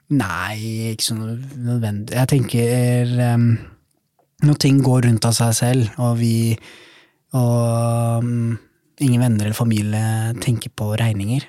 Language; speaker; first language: Norwegian; early bilingual, other home language; Somali